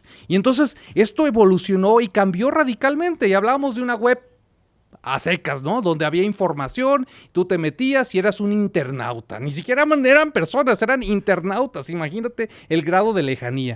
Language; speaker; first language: Spanish; native; Spanish